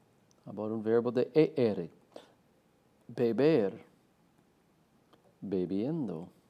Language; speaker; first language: Spanish; non-native, fluent; English